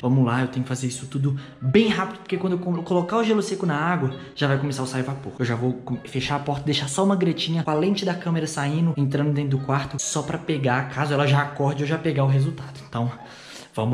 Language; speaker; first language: Portuguese; native; Portuguese